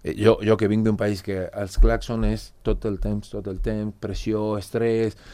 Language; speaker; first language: Catalan; non-native, fluent; Spanish